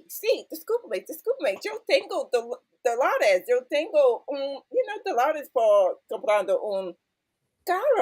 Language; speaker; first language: Spanish; non-native, learner; English